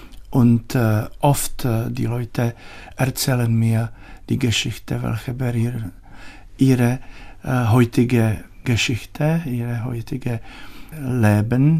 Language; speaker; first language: German; non-native, learner; Czech